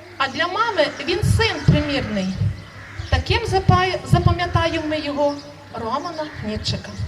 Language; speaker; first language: Ukrainian; native; Ukrainian